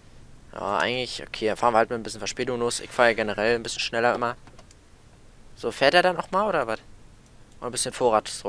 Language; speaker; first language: German; native; German